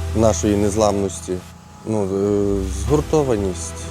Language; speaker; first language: Ukrainian; native; Ukrainian